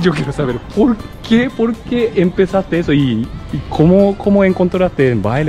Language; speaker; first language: Spanish; non-native, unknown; Japanese